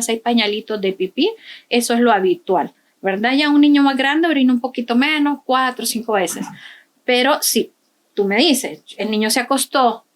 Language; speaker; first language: Spanish; native; Spanish